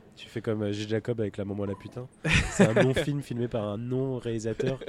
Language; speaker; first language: French; native; French